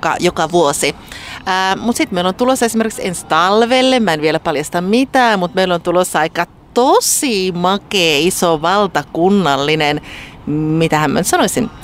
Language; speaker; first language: Finnish; native; Finnish